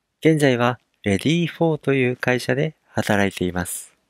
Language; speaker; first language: Japanese; native; Japanese